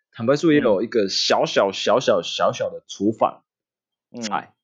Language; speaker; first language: Chinese; non-native, fluent; Japanese